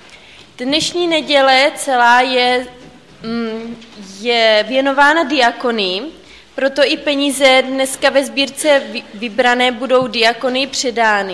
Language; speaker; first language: Czech; native; Czech